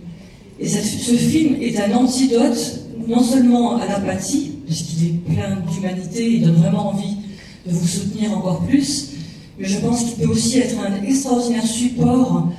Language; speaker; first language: French; native; French